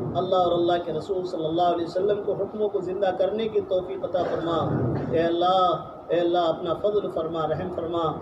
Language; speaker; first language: Urdu; native; Urdu